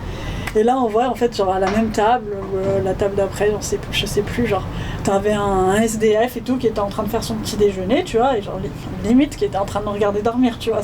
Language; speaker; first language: French; native; French